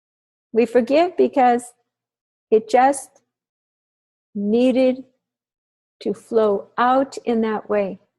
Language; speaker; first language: English; native; English